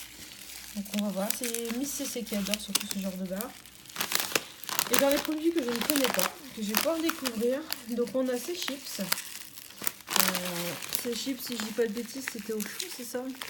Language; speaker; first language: French; native; French